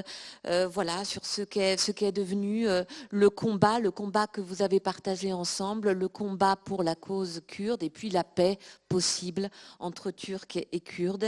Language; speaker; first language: French; native; French